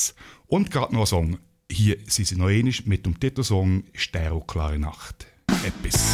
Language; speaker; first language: German; native; German